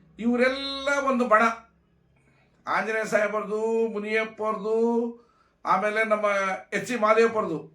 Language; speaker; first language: Kannada; non-native, local second language; Lambadi